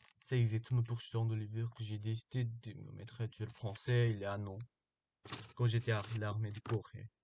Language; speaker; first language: French; non-native, learner; Korean